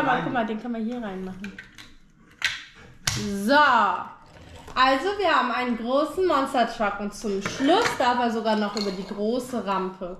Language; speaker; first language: German; native; German